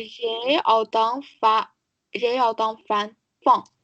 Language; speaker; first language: French; non-native, learner; Chinese